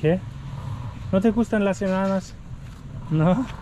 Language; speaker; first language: Spanish; non-native, fluent; German